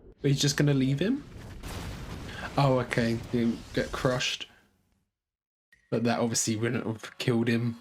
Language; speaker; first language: English; native; English